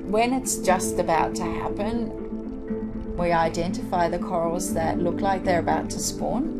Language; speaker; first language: English; non-native, fluent; Danish